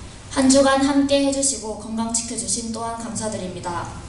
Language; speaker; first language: Korean; native; Korean